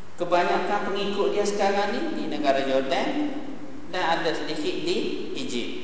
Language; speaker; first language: Malay; early bilingual, heritage; Arabic